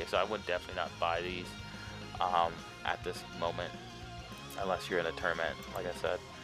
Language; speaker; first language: English; native; English